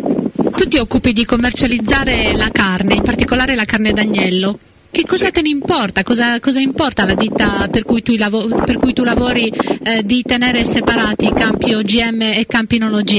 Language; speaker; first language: Italian; native; Italian